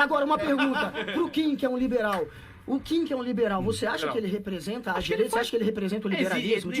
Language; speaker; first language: Portuguese; native; Portuguese